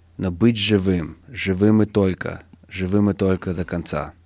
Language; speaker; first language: Russian; early bilingual, heritage; Russian